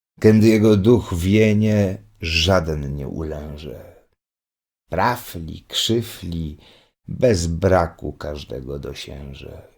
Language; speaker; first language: Polish; native; Polish